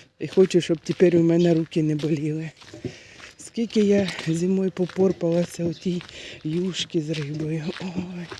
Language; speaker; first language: Ukrainian; native; Ukrainian